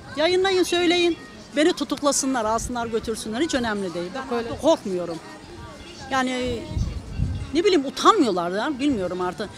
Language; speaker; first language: Turkish; native; Turkish